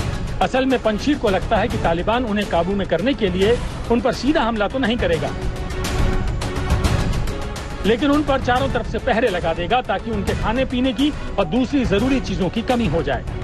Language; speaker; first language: Hindi; native; Hindi